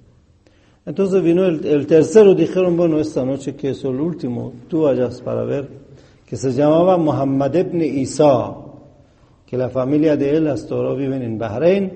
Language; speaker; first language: Spanish; non-native, fluent; Persian